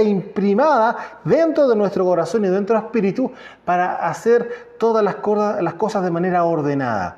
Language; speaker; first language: Spanish; native; Spanish